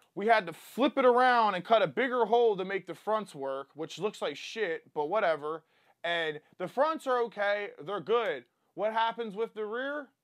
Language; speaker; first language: English; native; English